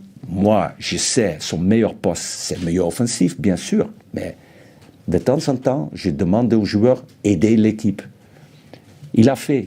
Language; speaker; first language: French; non-native, fluent; Dutch